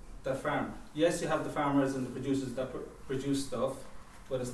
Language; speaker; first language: English; native; English